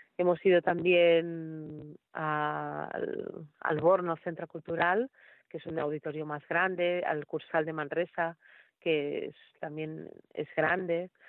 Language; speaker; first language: Spanish; native; Spanish